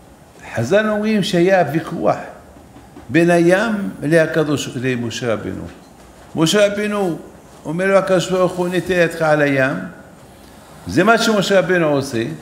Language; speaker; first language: Hebrew; non-native, fluent; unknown